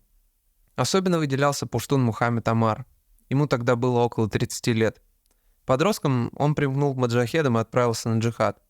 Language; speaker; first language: Russian; native; Russian